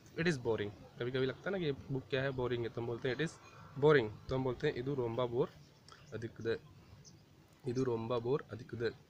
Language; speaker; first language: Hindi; native; Hindi